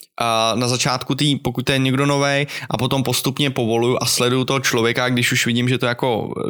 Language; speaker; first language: Czech; native; Czech